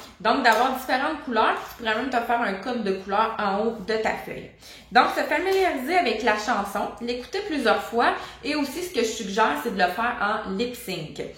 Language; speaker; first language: French; native; French